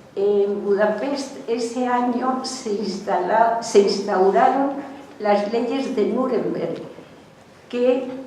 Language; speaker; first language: Spanish; early bilingual, other home language; Hungarian